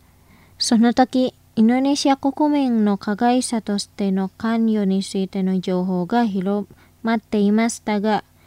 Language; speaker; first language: Japanese; non-native, fluent; Indonesian